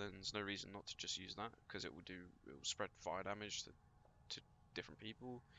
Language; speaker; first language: English; native; English